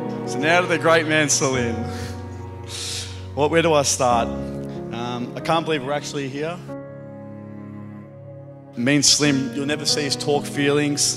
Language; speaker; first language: English; native; English